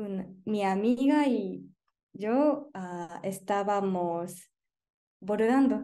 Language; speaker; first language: Spanish; non-native, learner; Japanese